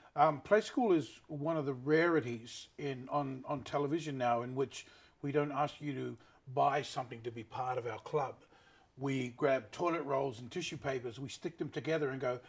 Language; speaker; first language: English; native; English